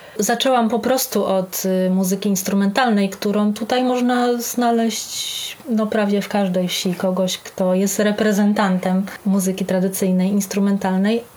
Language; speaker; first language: Polish; native; Polish